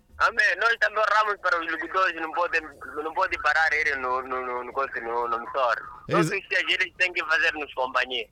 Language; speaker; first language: Portuguese; non-native, local second language; Makhuwa